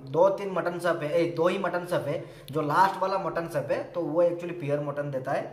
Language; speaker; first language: Hindi; non-native, local second language; Odia